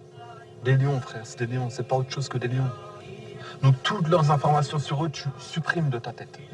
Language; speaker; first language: French; native; French